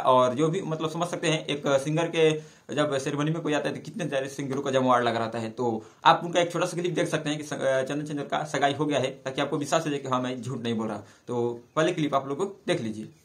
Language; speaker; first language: Hindi; non-native, local second language; Bhojpuri